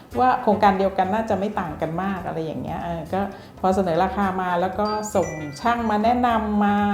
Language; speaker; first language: Thai; native; Thai